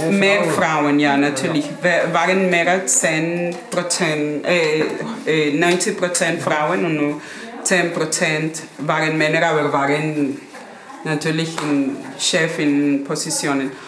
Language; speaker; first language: German; non-native, learner; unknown